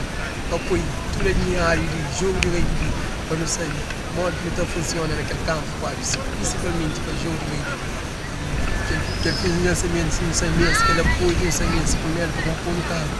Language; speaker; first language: Portuguese; non-native, learner; Kabuverdianu